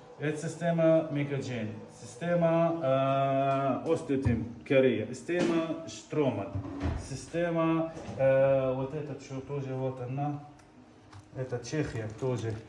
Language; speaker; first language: Russian; non-native, local second language; Ukrainian